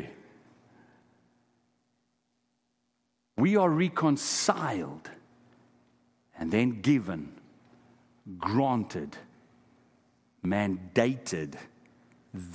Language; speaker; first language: English; non-native, local second language; Afrikaans